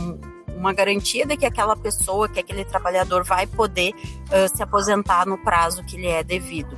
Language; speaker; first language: Portuguese; native; Portuguese